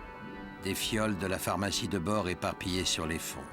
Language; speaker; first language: French; native; French